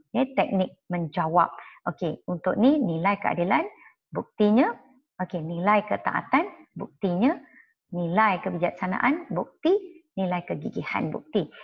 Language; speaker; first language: Malay; non-native, local second language; Chinese